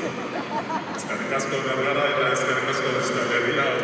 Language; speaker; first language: Basque; non-native, learner; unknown